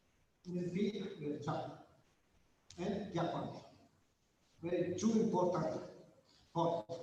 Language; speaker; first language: English; non-native, learner; Italian